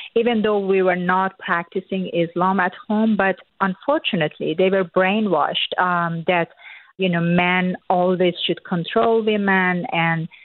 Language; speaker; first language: English; non-native, fluent; Persian